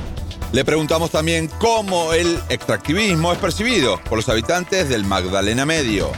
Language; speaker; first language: Spanish; native; Spanish